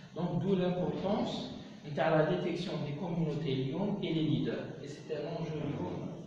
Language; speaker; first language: French; non-native, local second language; Arabic